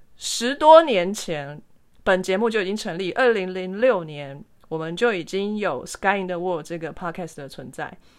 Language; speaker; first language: Chinese; native; Chinese